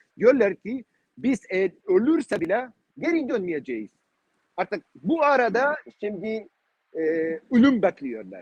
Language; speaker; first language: Turkish; non-native, learner; Kurdish